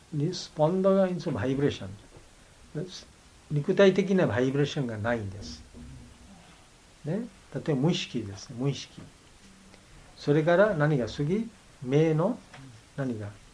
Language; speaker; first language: Japanese; non-native, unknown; Bangla